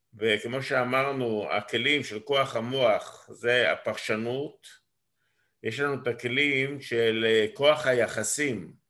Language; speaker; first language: Hebrew; native; Hebrew